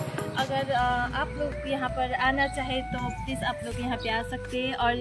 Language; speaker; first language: Hindi; non-native, local second language; Nepali